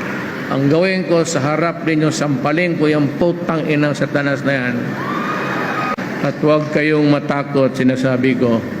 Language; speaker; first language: Filipino; native; Filipino